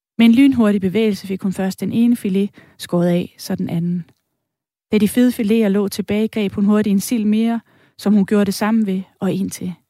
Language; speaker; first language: Danish; native; Danish